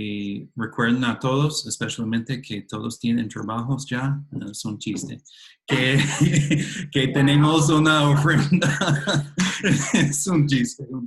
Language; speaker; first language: Spanish; non-native, fluent; English